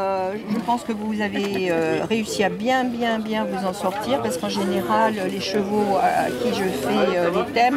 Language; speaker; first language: French; native; French